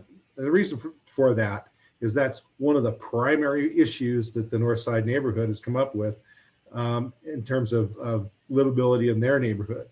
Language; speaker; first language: English; native; English